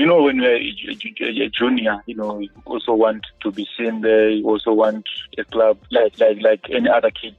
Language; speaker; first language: English; non-native, local second language; Shona